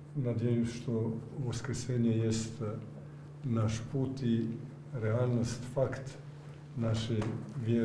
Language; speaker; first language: Russian; non-native, learner; Serbian